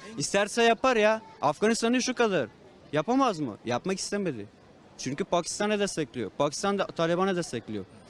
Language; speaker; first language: Turkish; non-native, fluent; Persian